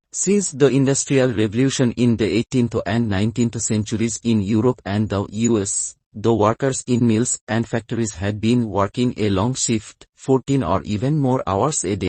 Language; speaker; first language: English; non-native, local second language; Bangla